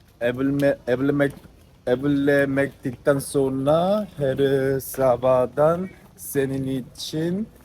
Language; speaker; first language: Turkish; non-native, learner; Korean